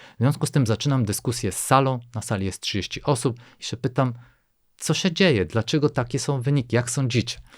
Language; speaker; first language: Polish; non-native, fluent; Bulgarian